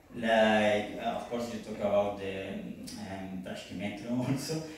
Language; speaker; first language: English; non-native, learner; Spanish